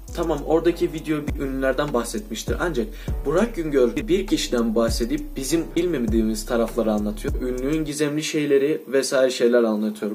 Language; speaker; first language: Turkish; non-native, fluent; Russian